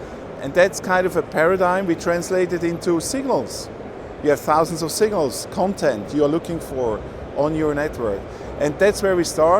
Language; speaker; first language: English; non-native, fluent; German